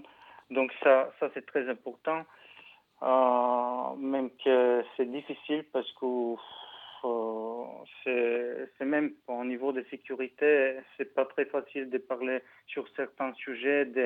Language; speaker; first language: French; non-native, fluent; Bulgarian